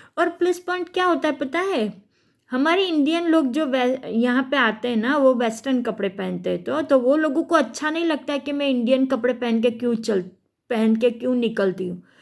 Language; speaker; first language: Hindi; non-native, local second language; Gujarati